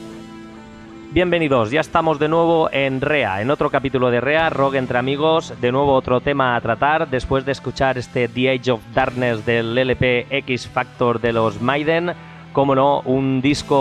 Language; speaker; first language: Spanish; native; Spanish